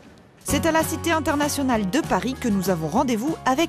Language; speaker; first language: French; native; French